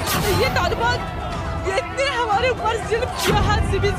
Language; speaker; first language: Hindi; non-native, learner; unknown